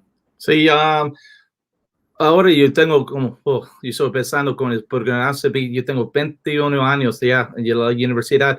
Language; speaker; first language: Spanish; non-native, learner; English